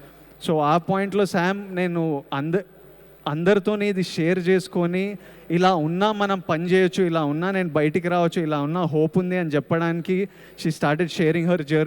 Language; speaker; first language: Telugu; native; Telugu